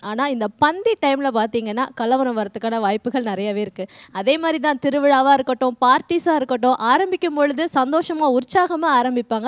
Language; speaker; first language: Tamil; native; Tamil